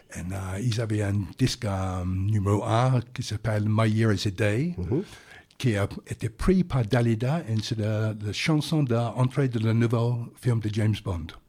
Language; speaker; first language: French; non-native, fluent; English